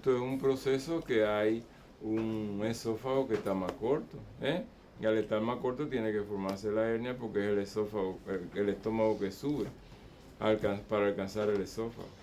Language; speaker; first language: Spanish; native; Spanish